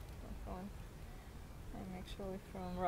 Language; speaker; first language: English; non-native, fluent; Russian